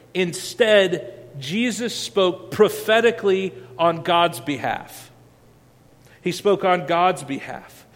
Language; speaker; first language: English; native; English